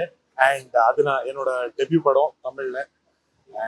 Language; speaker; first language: Tamil; non-native, local second language; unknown